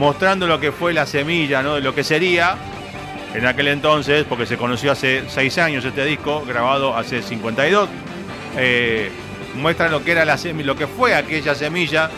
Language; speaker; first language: Spanish; native; Spanish